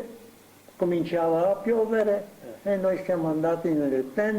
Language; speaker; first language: Italian; non-native, fluent; Slovenian